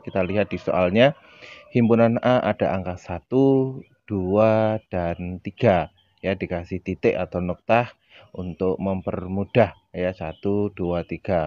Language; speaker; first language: Indonesian; native; Indonesian